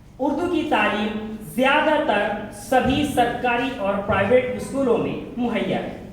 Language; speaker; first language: Urdu; native; Urdu